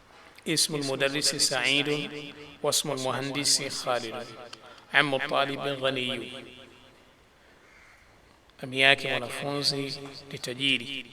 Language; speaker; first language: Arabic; non-native, fluent; Swahili